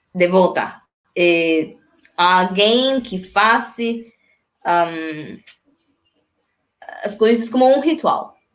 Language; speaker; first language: Portuguese; non-native, learner; Spanish